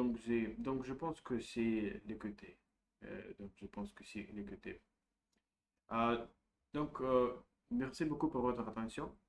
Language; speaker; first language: French; non-native, learner; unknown